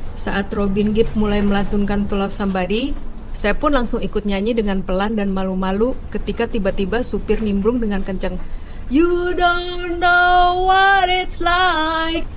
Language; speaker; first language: Indonesian; native; Indonesian